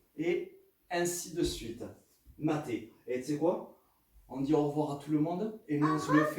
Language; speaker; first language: French; native; French